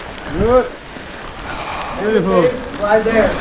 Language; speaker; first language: English; non-native, learner; Vietnamese